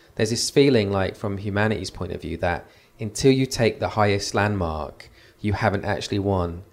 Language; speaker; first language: English; native; English